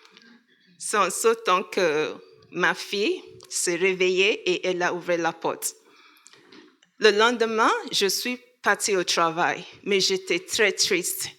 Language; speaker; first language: French; non-native, learner; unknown